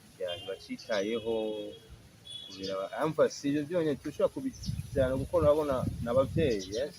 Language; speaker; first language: Rundi; early bilingual, heritage; Rundi